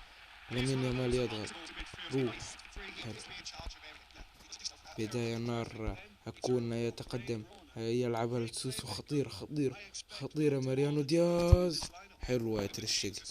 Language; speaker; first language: Arabic; native; Arabic